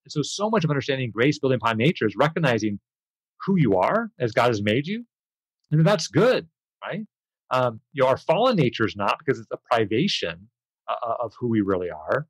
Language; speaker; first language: English; native; English